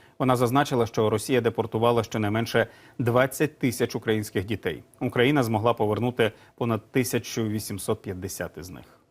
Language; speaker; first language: Ukrainian; native; Ukrainian